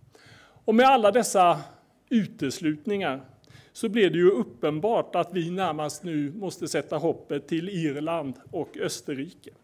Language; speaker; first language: Swedish; native; Swedish